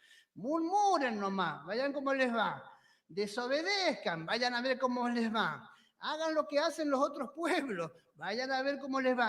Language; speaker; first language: Spanish; native; Spanish